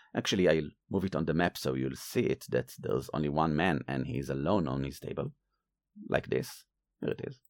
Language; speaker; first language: English; non-native, fluent; Hebrew